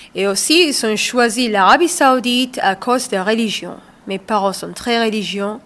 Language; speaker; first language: French; non-native, learner; Somali